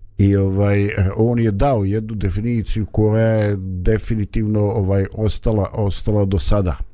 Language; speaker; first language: Bosnian; native; Bosnian